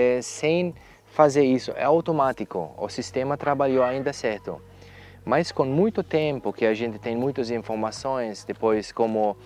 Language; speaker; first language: Portuguese; non-native, fluent; German